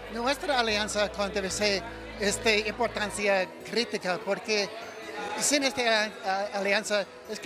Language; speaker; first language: Spanish; non-native, fluent; English